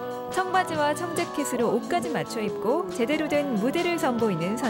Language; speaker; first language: Korean; native; Korean